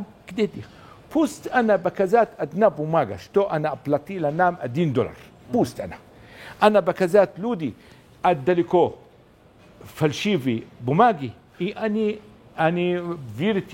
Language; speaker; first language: Russian; non-native, learner; Arabic